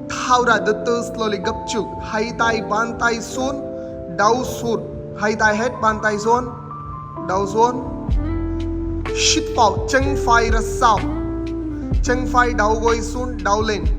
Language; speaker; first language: Vietnamese; non-native, learner; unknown